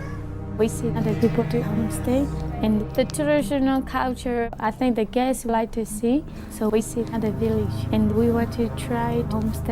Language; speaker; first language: English; non-native, local second language; Hmong